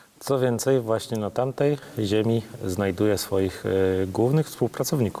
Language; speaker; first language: Polish; native; Polish